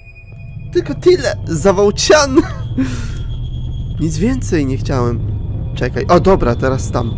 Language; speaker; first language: Polish; native; Polish